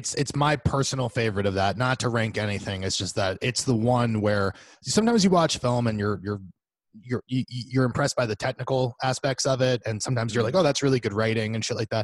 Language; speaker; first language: English; native; English